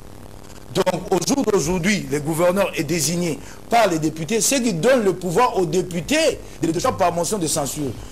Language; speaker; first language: French; non-native, local second language; Lingala